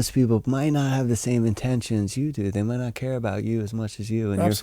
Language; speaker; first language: English; native; English